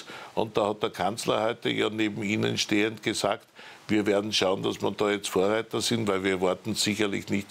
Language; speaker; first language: German; native; German